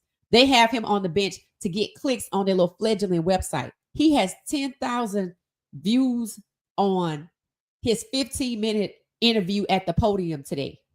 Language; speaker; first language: English; native; English